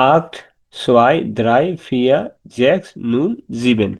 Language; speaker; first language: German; non-native, learner; Bangla